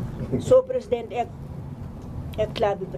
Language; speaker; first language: Dutch; non-native, local second language; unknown